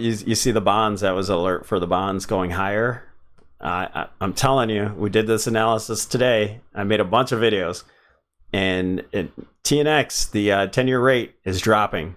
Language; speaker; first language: English; native; English